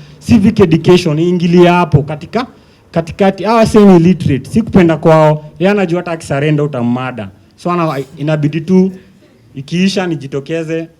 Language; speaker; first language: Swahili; native; Swahili